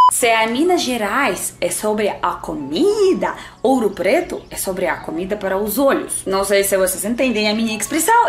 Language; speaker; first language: Portuguese; non-native, fluent; Russian